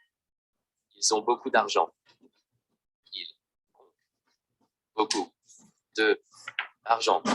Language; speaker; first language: French; non-native, learner; Vietnamese